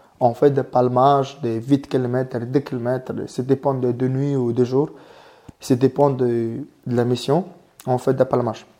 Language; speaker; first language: French; non-native, learner; Mongolian